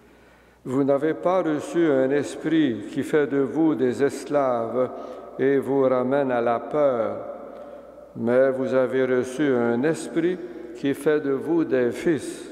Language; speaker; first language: French; native; French